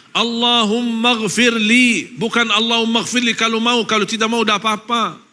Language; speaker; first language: Malay; non-native, fluent; Arabic